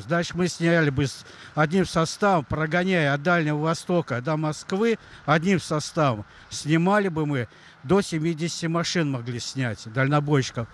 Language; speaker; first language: Russian; native; Russian